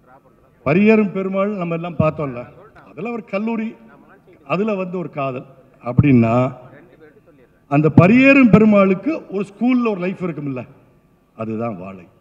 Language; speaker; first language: Tamil; native; Tamil